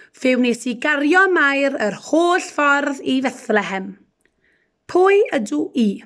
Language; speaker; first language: Welsh; non-native, local second language; English